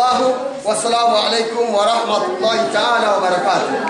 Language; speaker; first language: Arabic; non-native, local second language; Comorian